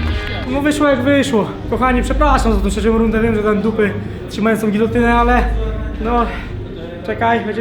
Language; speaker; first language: Polish; native; Polish